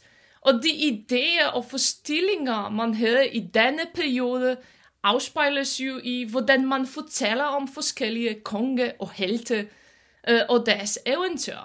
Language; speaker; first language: Danish; non-native, fluent; Polish